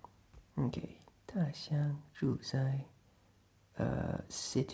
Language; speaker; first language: Chinese; non-native, learner; English